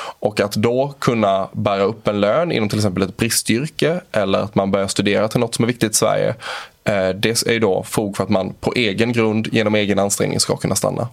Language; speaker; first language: Swedish; native; Swedish